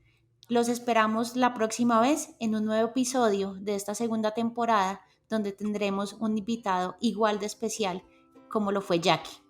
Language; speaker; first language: Spanish; native; Spanish